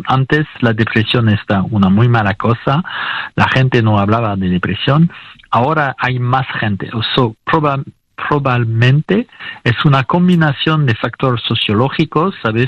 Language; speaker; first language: Spanish; non-native, fluent; French